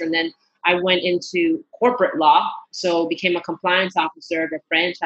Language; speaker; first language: English; early bilingual, other home language; Spanish